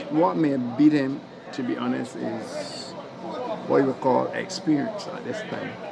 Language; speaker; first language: English; native; English